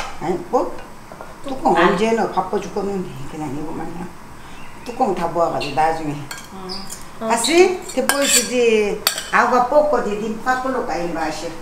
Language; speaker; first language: Portuguese; non-native, local second language; Korean